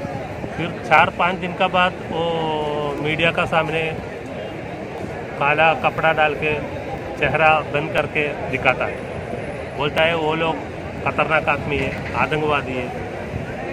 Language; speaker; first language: Hindi; non-native, local second language; Malayalam